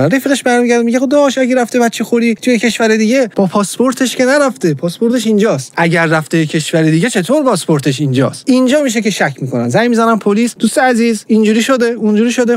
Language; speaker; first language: Persian; native; Persian